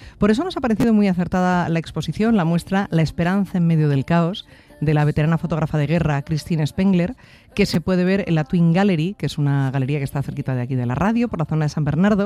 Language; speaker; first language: Spanish; native; Spanish